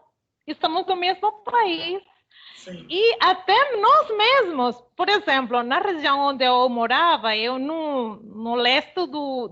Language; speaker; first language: Portuguese; non-native, fluent; Spanish